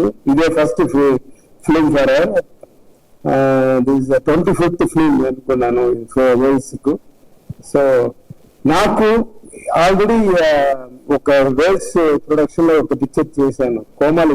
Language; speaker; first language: Telugu; non-native, learner; Tamil